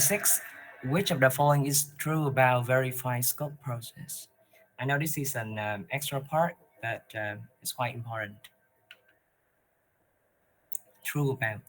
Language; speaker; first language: English; non-native, learner; Vietnamese